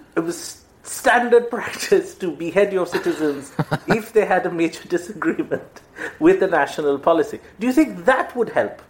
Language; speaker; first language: English; non-native, local second language; Bangla